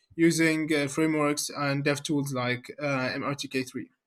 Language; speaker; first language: English; non-native, fluent; Arabic